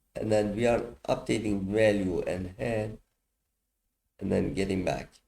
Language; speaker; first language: English; non-native, fluent; Turkish